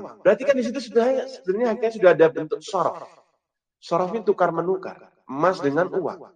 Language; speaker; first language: Indonesian; native; Indonesian